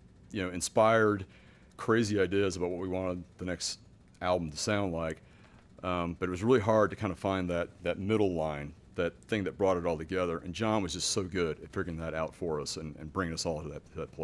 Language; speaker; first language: English; native; English